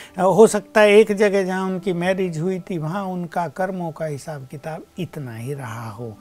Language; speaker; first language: Hindi; native; Hindi